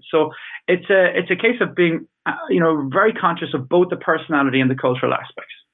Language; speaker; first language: English; native; English